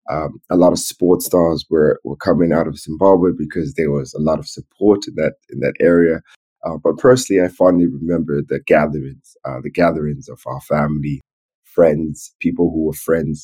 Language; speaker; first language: English; early bilingual, other home language; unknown